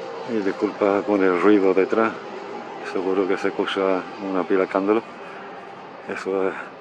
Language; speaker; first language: Spanish; early bilingual, heritage; Spanish